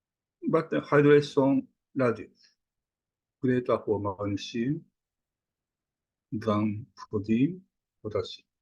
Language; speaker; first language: English; non-native, fluent; Japanese